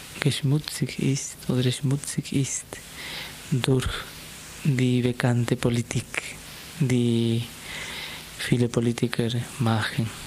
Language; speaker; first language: German; non-native, fluent; Spanish